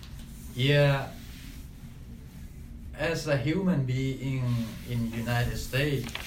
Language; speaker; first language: English; non-native, learner; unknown